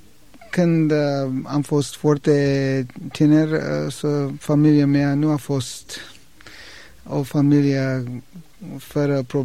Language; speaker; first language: Romanian; non-native, learner; English